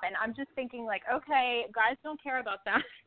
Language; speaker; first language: English; native; English